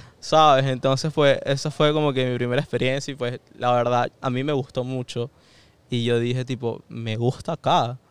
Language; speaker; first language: Spanish; native; Spanish